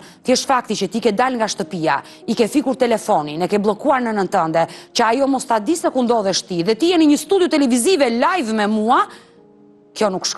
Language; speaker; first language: Albanian; native; Albanian